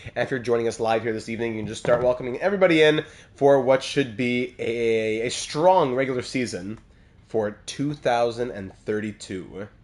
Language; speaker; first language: English; native; English